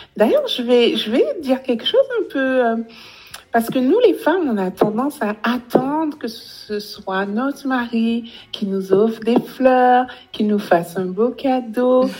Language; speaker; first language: French; native; French